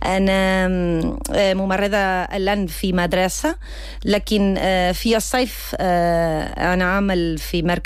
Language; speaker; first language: Arabic; non-native, learner; Spanish